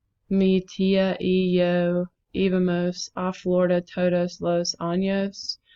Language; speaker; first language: Spanish; non-native, learner; English